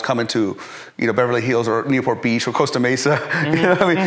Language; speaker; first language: English; early bilingual, other home language; Persian